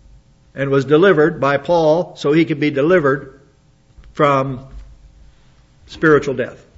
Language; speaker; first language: English; native; English